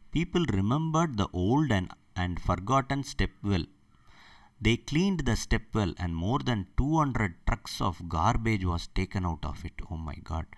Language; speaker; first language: English; non-native, local second language; Tamil